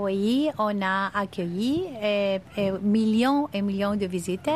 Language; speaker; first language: French; non-native, fluent; Greek